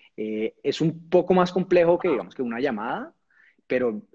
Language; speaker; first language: Spanish; native; Spanish